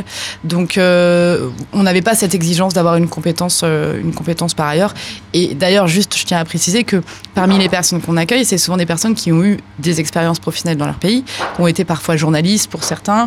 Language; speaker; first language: French; native; French